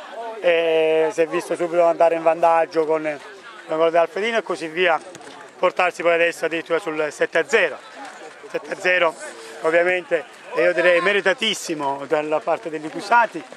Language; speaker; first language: Italian; native; Italian